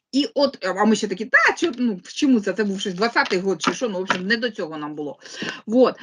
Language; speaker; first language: Ukrainian; non-native, local second language; Russian